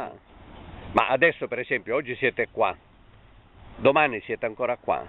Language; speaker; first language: Italian; native; Italian